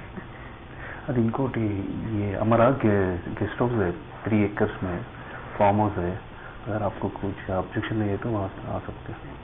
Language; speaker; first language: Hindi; non-native, local second language; Telugu